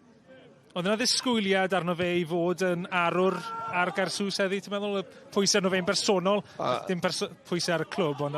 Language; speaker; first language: Welsh; native; Welsh